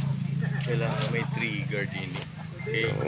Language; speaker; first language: Filipino; non-native, local second language; Waray